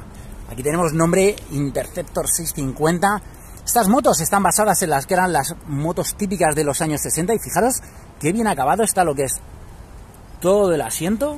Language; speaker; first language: Spanish; native; Spanish